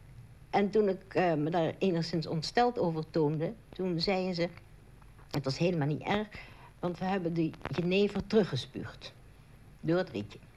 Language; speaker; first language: Dutch; native; Dutch